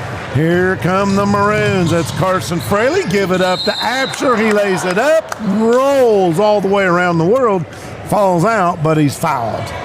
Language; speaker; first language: English; native; English